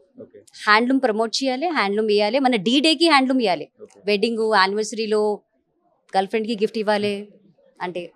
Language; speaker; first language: Telugu; non-native, learner; Hindi